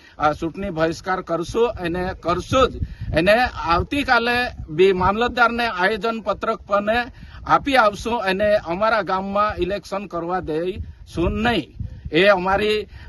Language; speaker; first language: Gujarati; non-native, local second language; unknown